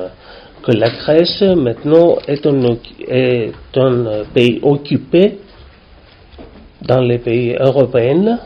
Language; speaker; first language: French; non-native, learner; Greek